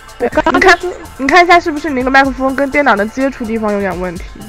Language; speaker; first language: Chinese; native; Chinese